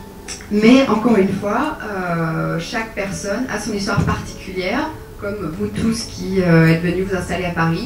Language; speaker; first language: French; native; French